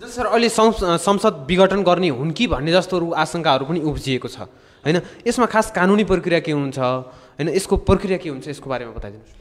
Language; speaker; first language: Nepali; native; Nepali